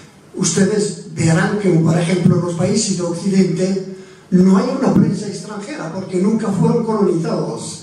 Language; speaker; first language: Spanish; non-native, fluent; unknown